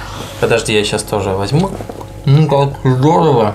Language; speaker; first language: Russian; native; Russian